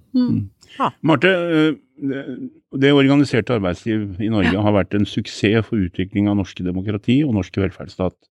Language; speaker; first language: Norwegian; native; Norwegian